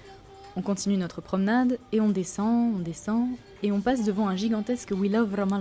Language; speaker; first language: French; native; French